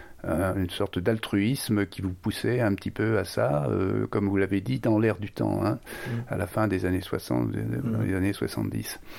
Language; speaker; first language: French; native; French